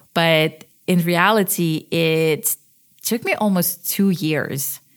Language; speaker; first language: English; early bilingual, other home language; Russian